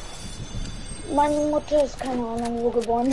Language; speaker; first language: German; early bilingual, other home language; Macedonian